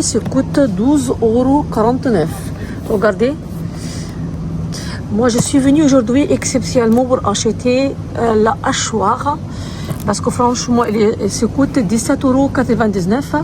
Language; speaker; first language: French; non-native, learner; Arabic